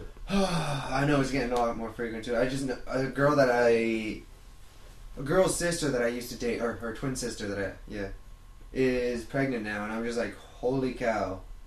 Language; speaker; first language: English; native; English